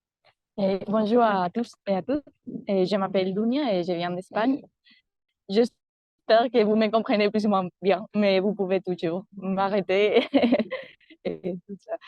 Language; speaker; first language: French; non-native, fluent; Spanish